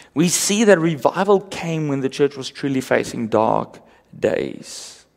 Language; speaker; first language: English; non-native, local second language; Afrikaans